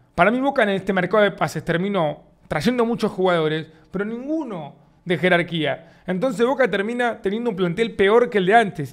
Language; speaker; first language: Spanish; native; Spanish